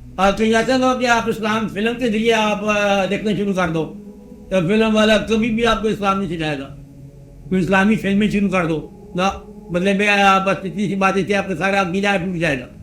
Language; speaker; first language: Urdu; non-native, local second language; Punjabi